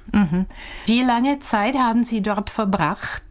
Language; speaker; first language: German; non-native, fluent; Czech